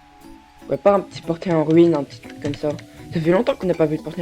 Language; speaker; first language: French; native; French